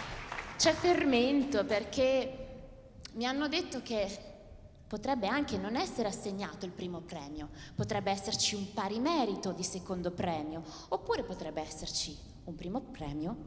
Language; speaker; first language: Italian; native; Italian